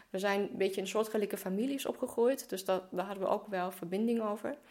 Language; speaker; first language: Dutch; non-native, fluent; German